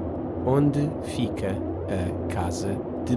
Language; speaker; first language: Portuguese; non-native, learner; English